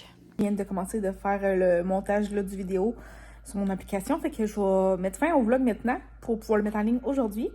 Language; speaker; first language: French; native; French